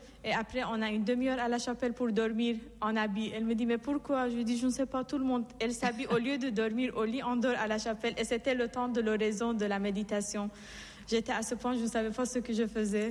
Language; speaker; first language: French; non-native, fluent; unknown